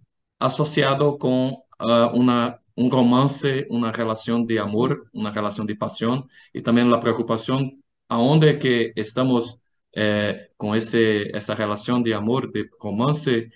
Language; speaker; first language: Spanish; non-native, fluent; Portuguese